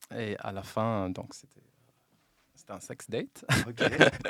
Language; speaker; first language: French; non-native, local second language; Arabic